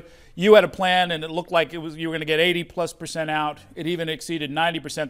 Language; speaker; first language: English; native; English